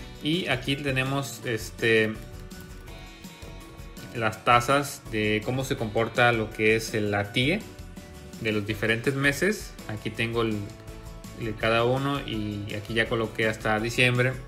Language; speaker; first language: Spanish; native; Spanish